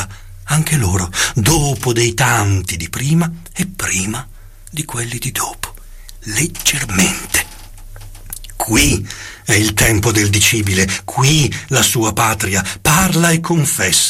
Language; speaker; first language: Italian; native; Italian